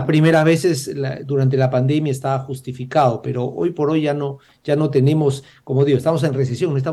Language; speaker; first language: Spanish; native; Spanish